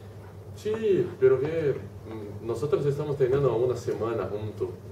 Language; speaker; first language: Spanish; non-native, learner; Portuguese